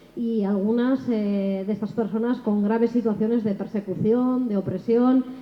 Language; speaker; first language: Spanish; native; Spanish